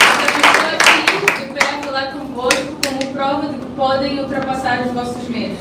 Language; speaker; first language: Portuguese; native; Portuguese